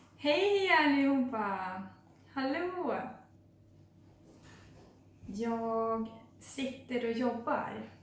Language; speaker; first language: Swedish; non-native, fluent; Russian